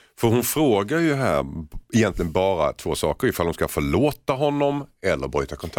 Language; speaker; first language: Swedish; native; Swedish